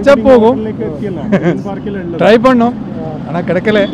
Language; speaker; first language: Tamil; non-native, learner; Malayalam